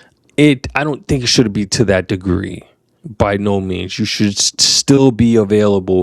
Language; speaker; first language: English; native; English